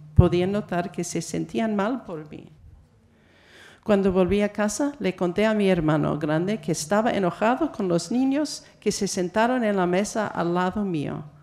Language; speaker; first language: Spanish; non-native, fluent; English